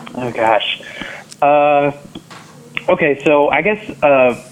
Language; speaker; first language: English; native; English